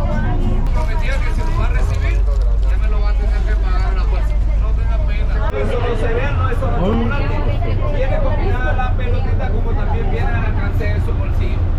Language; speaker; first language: Spanish; native; Spanish